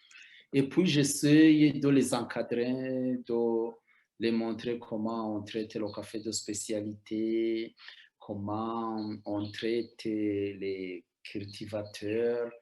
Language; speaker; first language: French; non-native, local second language; Rundi